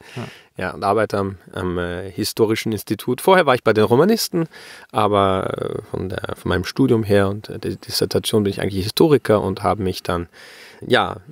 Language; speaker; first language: German; early bilingual, heritage; German